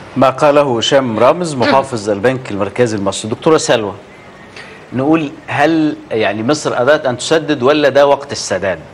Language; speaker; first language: Arabic; native; Arabic